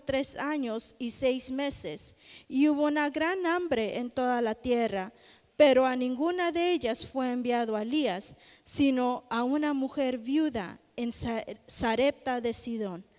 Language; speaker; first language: Spanish; native; Spanish